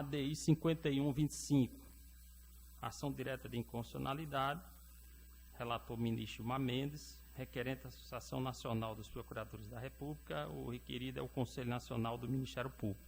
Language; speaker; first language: Portuguese; native; Portuguese